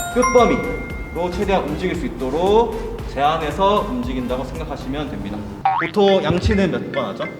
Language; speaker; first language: Korean; native; Korean